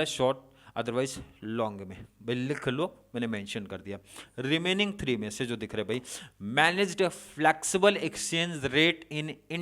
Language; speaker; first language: Hindi; native; Hindi